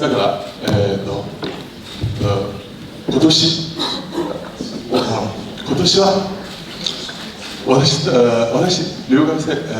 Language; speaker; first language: Japanese; non-native, learner; Chinese